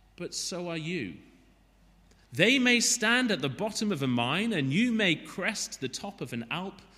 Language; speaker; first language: English; native; English